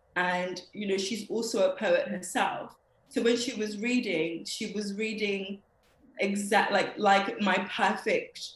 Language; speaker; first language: English; native; English